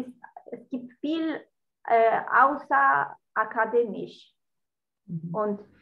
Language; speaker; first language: German; non-native, fluent; Spanish